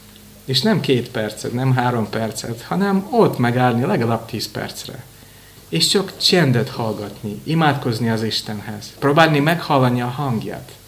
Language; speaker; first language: Hungarian; non-native, fluent; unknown